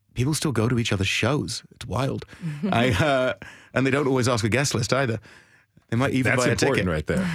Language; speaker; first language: English; native; English